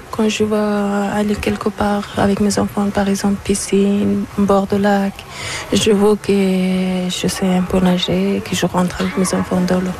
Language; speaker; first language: French; non-native, learner; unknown